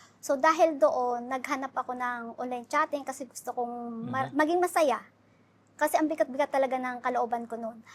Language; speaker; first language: Filipino; native; Filipino